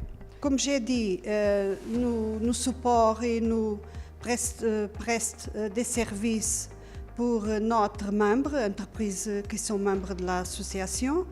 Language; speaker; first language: French; non-native, learner; Portuguese